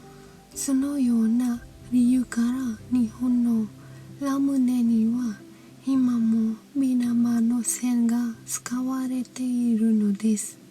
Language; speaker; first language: Japanese; non-native, learner; Khmer